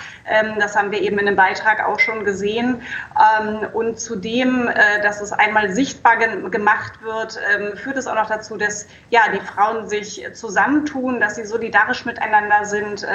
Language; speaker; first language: German; native; German